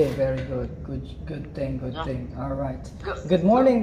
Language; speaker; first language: English; non-native, fluent; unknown